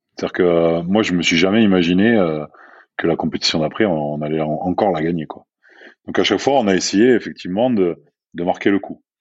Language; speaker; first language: French; native; French